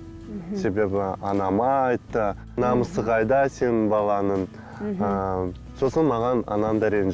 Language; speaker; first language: Kazakh; non-native, local second language; Russian